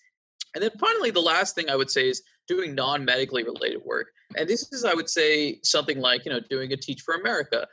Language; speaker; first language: English; native; English